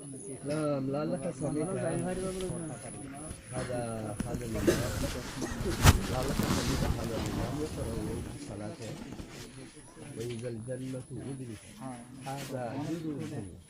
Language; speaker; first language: Arabic; non-native, fluent; Rohingya